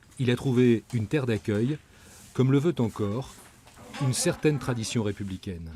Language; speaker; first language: French; native; French